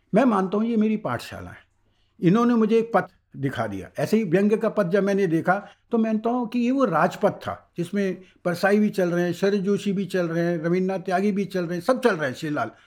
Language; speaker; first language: Hindi; native; Hindi